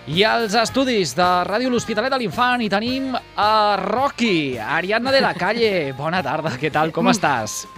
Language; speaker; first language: Catalan; native; Catalan